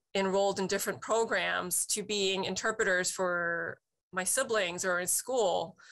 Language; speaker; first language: English; native; English